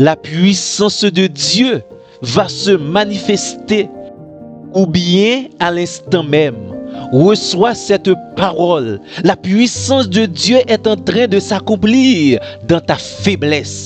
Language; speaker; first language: French; non-native, local second language; Haitian Creole